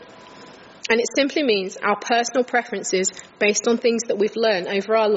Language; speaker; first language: English; native; English